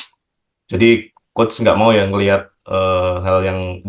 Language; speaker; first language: Indonesian; native; Indonesian